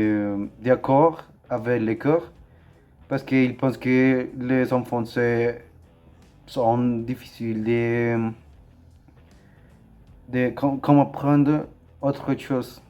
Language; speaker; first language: French; non-native, learner; Spanish